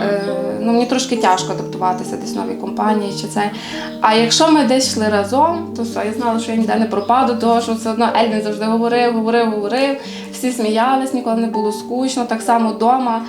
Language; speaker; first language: Ukrainian; native; Ukrainian